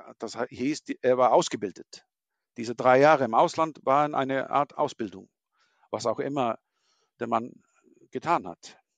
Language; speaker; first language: German; non-native, fluent; Icelandic